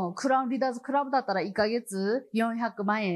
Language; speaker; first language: Japanese; non-native, learner; Chinese